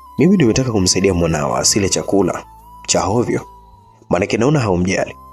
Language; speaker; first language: Swahili; native; Swahili